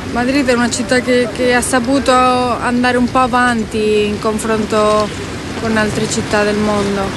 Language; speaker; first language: Italian; non-native, fluent; Spanish